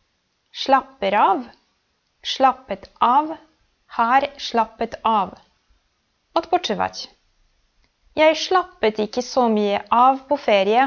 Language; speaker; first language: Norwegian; non-native, fluent; Polish